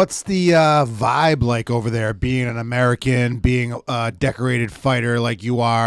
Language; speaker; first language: English; native; English